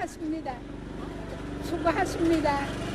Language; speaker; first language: Korean; non-native, local second language; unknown